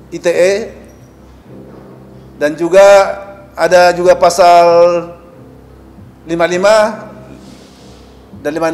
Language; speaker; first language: Indonesian; native; Indonesian